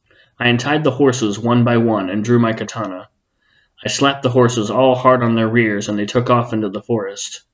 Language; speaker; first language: English; native; English